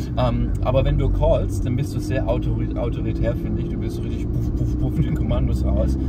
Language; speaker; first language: German; native; German